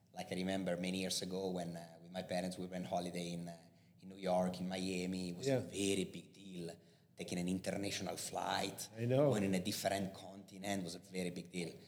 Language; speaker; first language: English; non-native, fluent; Italian